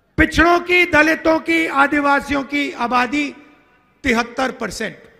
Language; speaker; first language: Hindi; native; Hindi